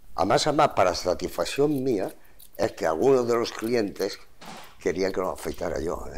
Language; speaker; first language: Spanish; native; Spanish